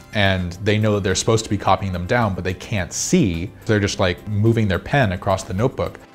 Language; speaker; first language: English; native; English